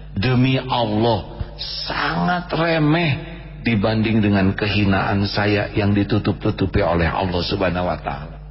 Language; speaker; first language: Indonesian; native; Indonesian